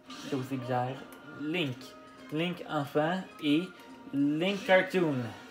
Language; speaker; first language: French; native; French